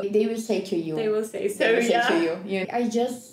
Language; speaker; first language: English; non-native, learner; Portuguese